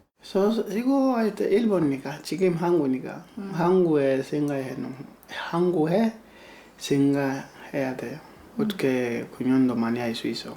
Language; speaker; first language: Korean; non-native, learner; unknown